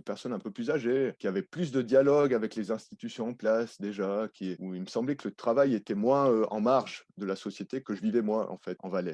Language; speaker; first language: French; native; French